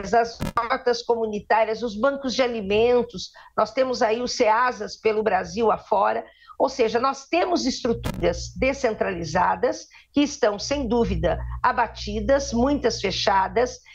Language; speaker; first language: Portuguese; native; Portuguese